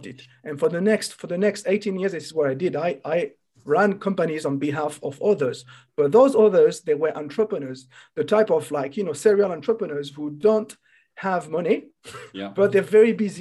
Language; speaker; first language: English; non-native, fluent; French